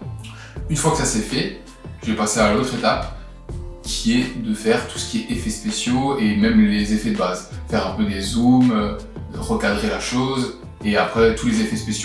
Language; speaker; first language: French; native; French